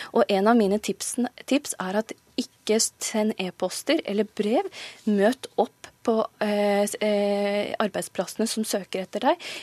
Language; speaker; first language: Norwegian; native; Norwegian